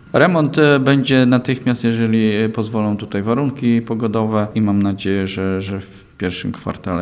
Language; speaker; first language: Polish; native; Polish